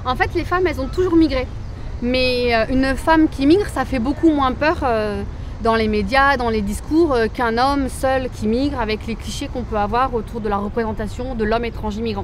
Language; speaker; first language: French; native; French